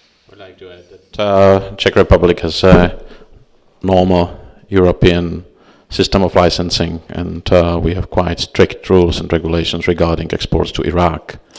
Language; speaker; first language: English; non-native, fluent; Czech